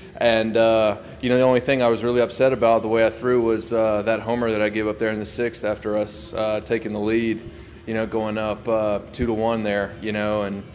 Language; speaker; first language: English; native; English